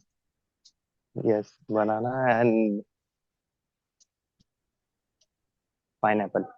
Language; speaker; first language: English; non-native, learner; Bangla